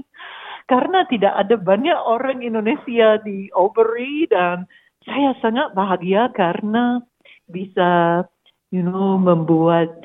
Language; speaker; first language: Indonesian; non-native, learner; English